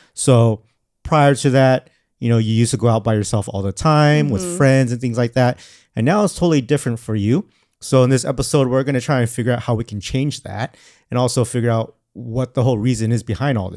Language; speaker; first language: English; native; English